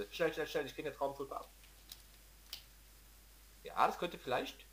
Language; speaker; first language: German; native; German